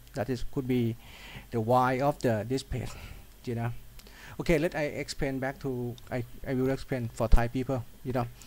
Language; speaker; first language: English; non-native, learner; Thai